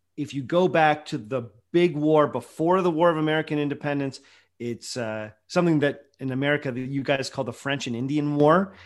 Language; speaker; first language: English; native; English